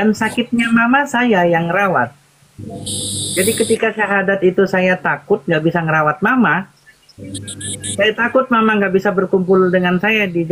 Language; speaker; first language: Indonesian; native; Indonesian